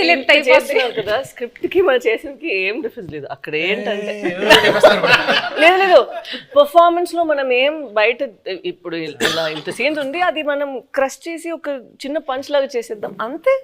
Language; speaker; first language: Telugu; non-native, local second language; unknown